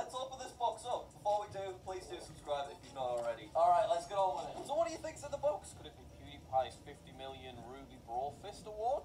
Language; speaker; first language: English; native; English